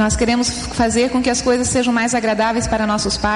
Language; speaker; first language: Portuguese; native; Portuguese